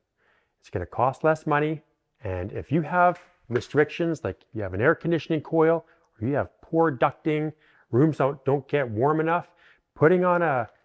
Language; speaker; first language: English; native; English